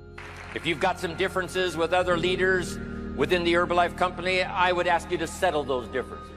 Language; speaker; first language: English; native; English